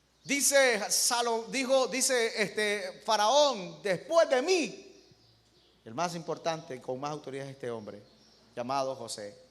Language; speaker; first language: Spanish; native; Spanish